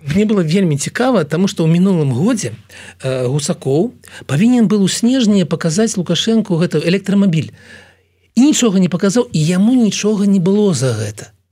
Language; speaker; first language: Belarusian; non-native, local second language; Russian